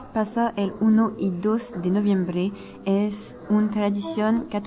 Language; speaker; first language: Spanish; non-native, learner; French